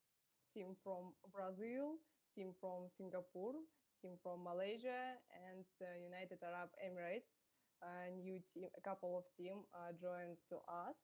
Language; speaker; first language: English; non-native, fluent; Russian